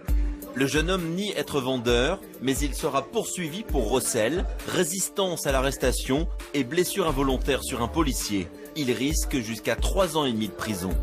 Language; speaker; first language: French; native; French